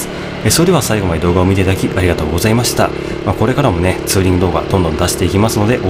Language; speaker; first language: Japanese; native; Japanese